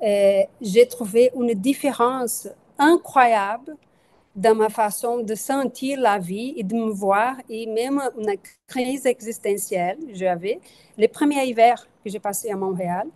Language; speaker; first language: French; non-native, fluent; Portuguese